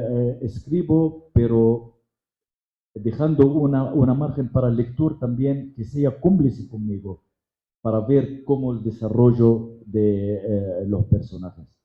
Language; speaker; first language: Spanish; non-native, fluent; Arabic